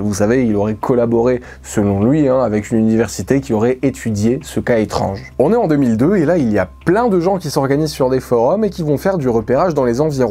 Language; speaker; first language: French; native; French